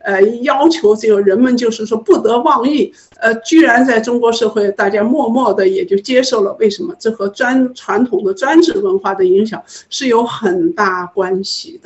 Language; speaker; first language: Chinese; native; Chinese